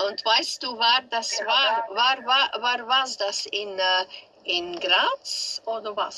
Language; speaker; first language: German; non-native, learner; Dutch